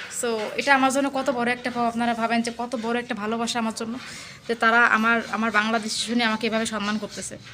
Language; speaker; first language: Bangla; native; Bangla